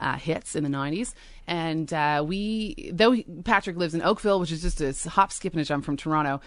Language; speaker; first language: English; native; English